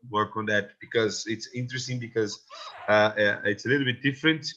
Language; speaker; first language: English; non-native, fluent; Portuguese